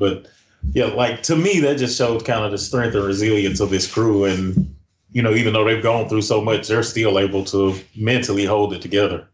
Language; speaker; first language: English; native; English